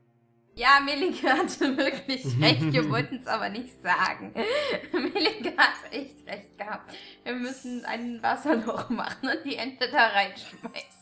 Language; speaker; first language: German; native; German